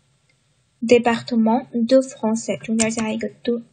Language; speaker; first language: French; non-native, fluent; Chinese